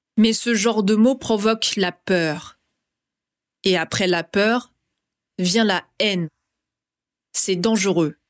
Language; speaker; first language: French; early bilingual, other home language; Vietnamese